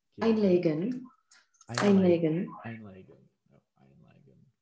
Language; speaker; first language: German; non-native, learner; Czech